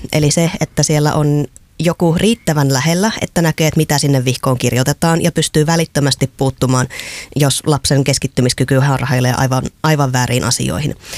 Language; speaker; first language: Finnish; native; Finnish